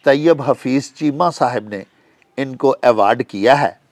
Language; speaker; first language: Urdu; non-native, local second language; Punjabi